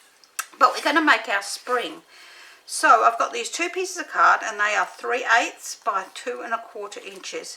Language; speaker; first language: English; native; English